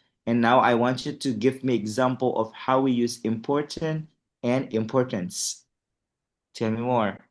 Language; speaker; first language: English; non-native, fluent; Indonesian